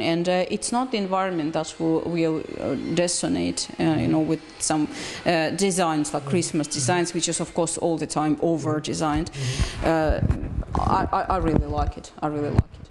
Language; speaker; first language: English; non-native, fluent; Russian